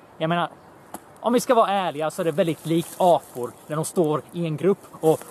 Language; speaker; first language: Swedish; early bilingual, other home language; Bosnian